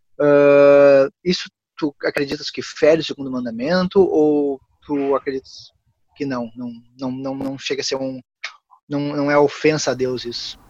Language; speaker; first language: Portuguese; native; Portuguese